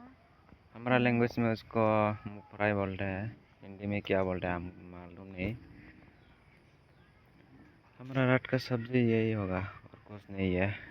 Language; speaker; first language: Hindi; non-native, local second language; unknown